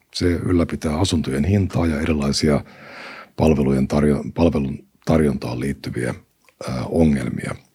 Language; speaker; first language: Finnish; native; Finnish